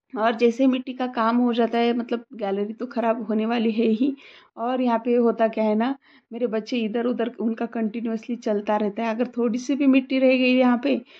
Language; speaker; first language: Hindi; non-native, local second language; Marathi